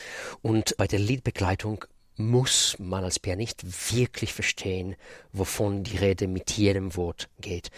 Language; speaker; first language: German; non-native, fluent; Russian